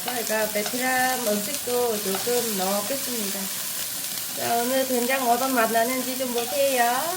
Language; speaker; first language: Korean; non-native, learner; Vietnamese